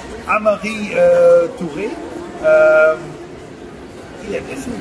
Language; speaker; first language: French; non-native, fluent; Dutch